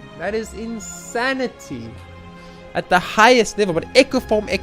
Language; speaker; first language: English; native; English